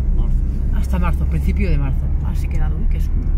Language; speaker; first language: Spanish; native; Spanish